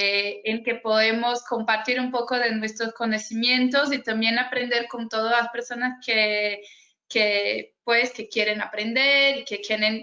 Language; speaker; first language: Spanish; non-native, fluent; Portuguese